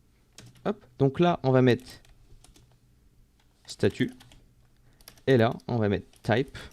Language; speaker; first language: French; native; French